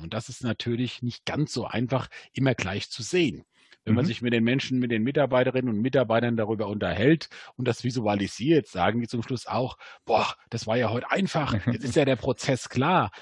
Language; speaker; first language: German; native; German